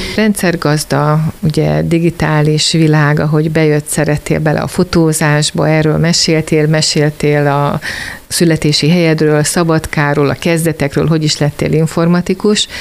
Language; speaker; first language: Hungarian; native; Hungarian